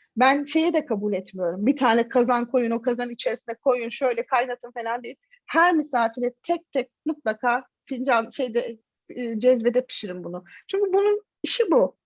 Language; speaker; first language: Turkish; native; Turkish